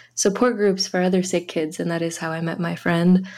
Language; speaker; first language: English; early bilingual, other home language; French